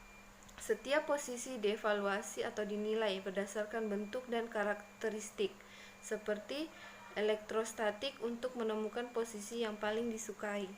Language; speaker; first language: Indonesian; native; Indonesian